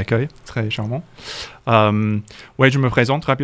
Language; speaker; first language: French; non-native, fluent; English